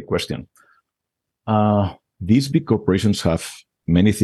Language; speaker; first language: English; non-native, fluent; Spanish